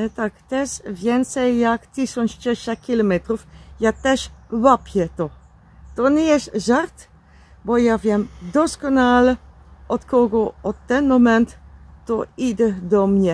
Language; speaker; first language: Polish; non-native, learner; Dutch